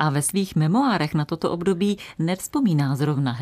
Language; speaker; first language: Czech; native; Czech